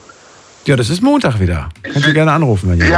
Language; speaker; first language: German; native; German